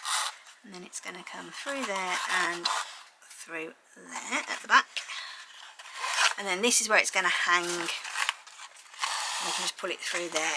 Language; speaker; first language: English; native; English